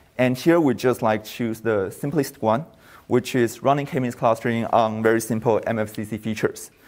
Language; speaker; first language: English; non-native, fluent; Chinese